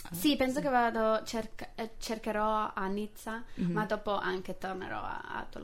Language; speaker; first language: Italian; non-native, fluent; English